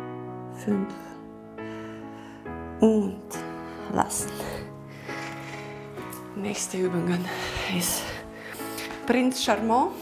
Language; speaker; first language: German; non-native, learner; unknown